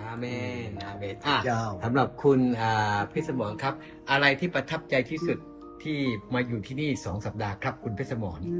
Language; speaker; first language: Thai; native; Thai